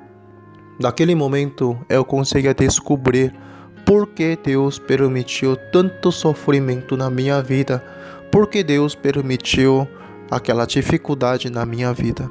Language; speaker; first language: Portuguese; non-native, learner; Korean